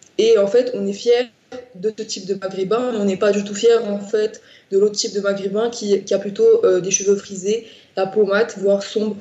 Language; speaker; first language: French; non-native, local second language; Arabic